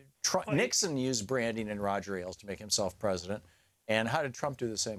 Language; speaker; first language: English; native; English